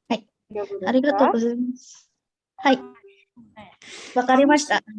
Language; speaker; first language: Japanese; non-native, learner; Indonesian